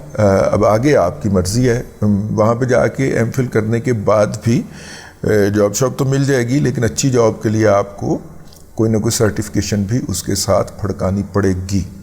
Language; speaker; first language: Urdu; non-native, local second language; Punjabi